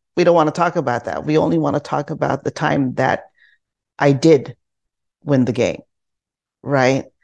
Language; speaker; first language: English; non-native, local second language; Filipino